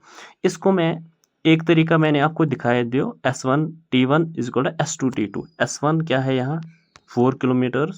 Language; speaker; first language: Hindi; non-native, local second language; Kashmiri